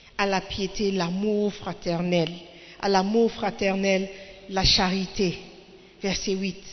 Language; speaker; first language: French; non-native, fluent; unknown